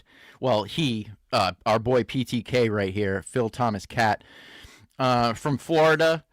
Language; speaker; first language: English; native; English